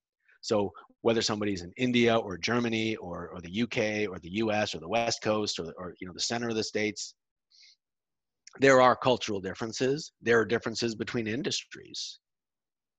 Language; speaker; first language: English; native; English